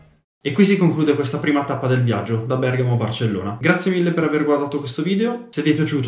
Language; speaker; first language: Italian; native; Italian